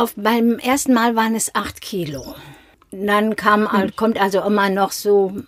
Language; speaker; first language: German; native; German